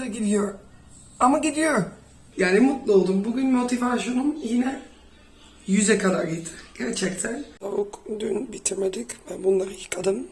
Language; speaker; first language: Turkish; early bilingual, heritage; Turkish